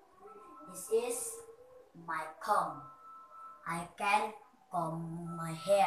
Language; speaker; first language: English; non-native, learner; Indonesian